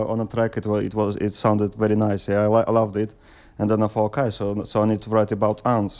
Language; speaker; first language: English; non-native, fluent; Russian